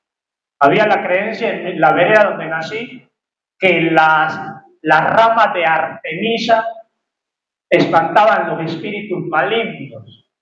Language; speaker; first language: Spanish; native; Spanish